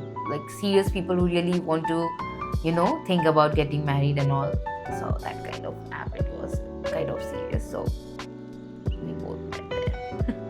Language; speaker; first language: English; non-native, local second language; Hindi